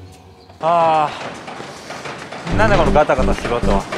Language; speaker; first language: Japanese; native; Japanese